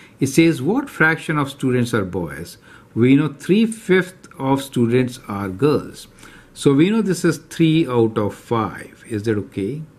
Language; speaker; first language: English; non-native, local second language; Hindi